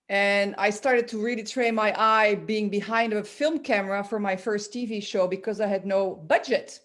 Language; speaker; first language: English; non-native, fluent; Dutch